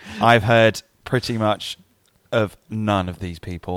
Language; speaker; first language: English; native; English